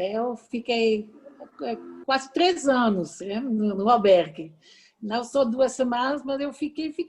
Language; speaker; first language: Portuguese; non-native, fluent; Dutch